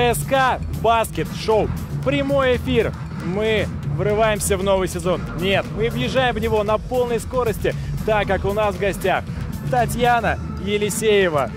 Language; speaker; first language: Russian; native; Russian